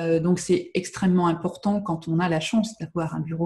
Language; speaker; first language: French; native; French